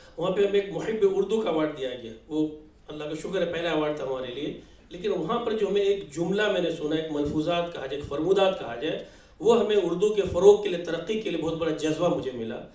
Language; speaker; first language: Urdu; native; Urdu